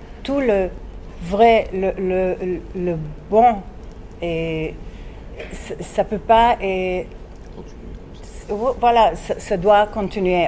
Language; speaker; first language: French; non-native, fluent; Hebrew